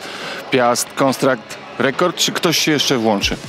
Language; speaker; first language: Polish; native; Polish